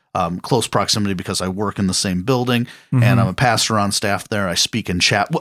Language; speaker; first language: English; native; English